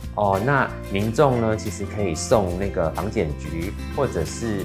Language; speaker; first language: Chinese; native; Chinese